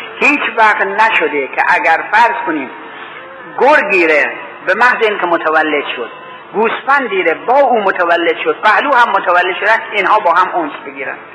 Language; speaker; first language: Persian; native; Persian